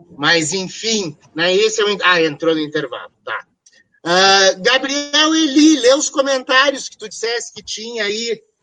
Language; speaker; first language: Portuguese; native; Portuguese